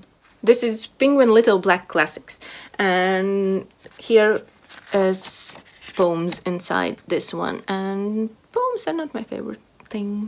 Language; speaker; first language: English; non-native, fluent; Latvian